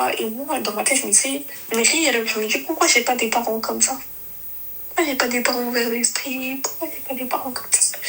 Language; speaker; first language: French; native; French